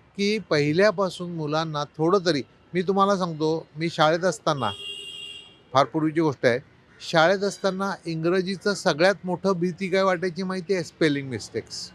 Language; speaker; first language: Marathi; native; Marathi